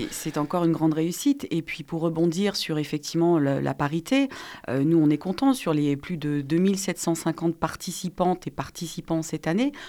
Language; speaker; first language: French; native; French